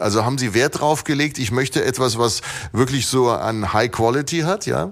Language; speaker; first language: German; native; German